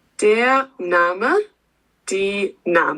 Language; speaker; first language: German; non-native, learner; English